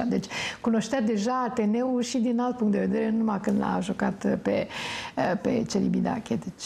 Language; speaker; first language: Romanian; native; Romanian